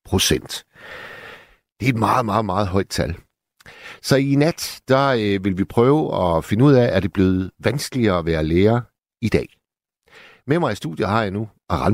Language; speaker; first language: Danish; native; Danish